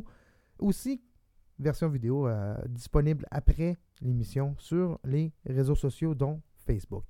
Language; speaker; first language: French; native; French